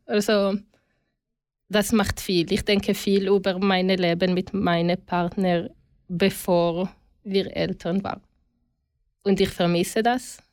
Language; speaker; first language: German; non-native, learner; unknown